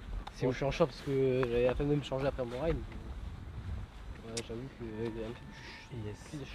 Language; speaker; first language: French; native; French